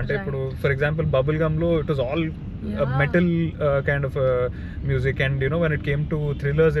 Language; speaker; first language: Telugu; native; Telugu